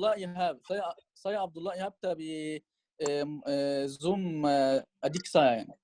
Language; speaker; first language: Indonesian; non-native, learner; Arabic